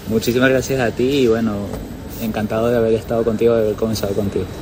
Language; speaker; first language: Spanish; native; Spanish